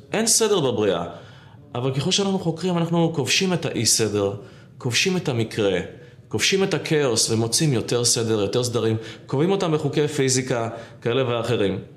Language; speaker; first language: Hebrew; native; Hebrew